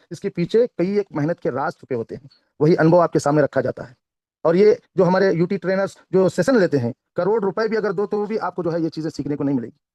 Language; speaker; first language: Hindi; non-native, local second language; Kannada